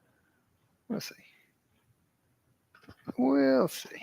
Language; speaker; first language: English; native; English